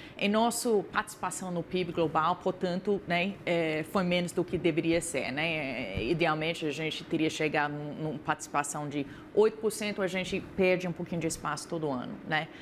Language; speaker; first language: Portuguese; non-native, fluent; English